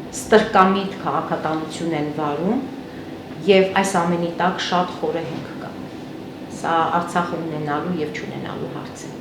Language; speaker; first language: Armenian; native; Armenian